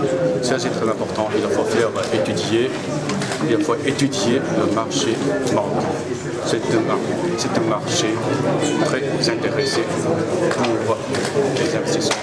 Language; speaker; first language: French; non-native, fluent; Chinese